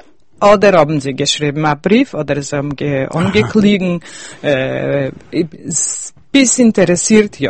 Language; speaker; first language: German; early bilingual, heritage; Yiddish